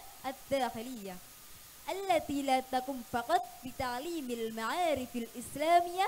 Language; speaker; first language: Arabic; non-native, learner; Indonesian